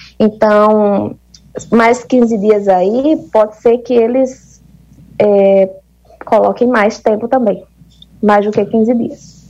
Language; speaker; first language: Portuguese; native; Portuguese